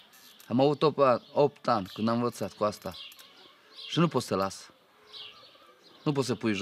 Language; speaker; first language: Romanian; non-native, local second language; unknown